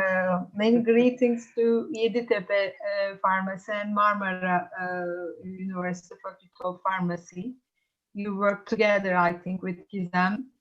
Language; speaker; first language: English; non-native, fluent; Turkish